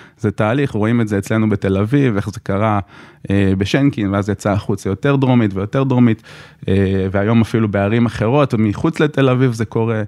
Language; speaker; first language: Hebrew; native; Hebrew